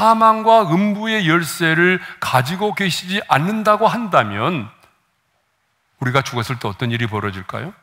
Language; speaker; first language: Korean; native; Korean